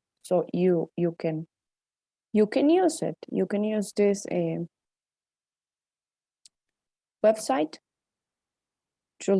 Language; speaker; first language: English; non-native, fluent; Spanish